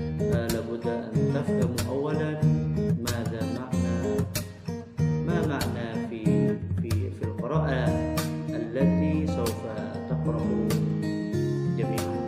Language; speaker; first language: Arabic; non-native, fluent; Indonesian